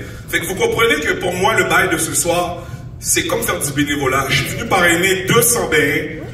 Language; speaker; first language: French; native; French